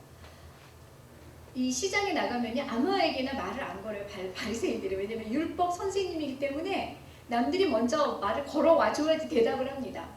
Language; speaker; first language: Korean; native; Korean